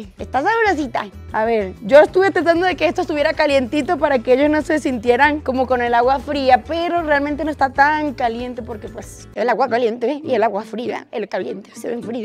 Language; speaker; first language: Spanish; native; Spanish